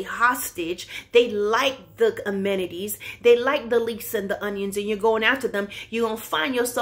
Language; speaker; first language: English; native; English